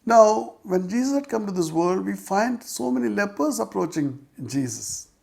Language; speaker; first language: English; non-native, local second language; Malayalam